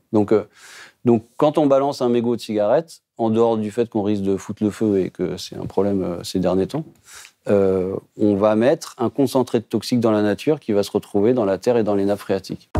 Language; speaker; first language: French; native; French